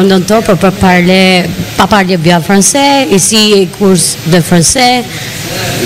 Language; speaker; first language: French; non-native, learner; Albanian